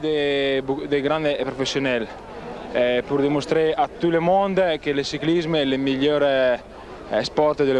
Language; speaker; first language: French; non-native, learner; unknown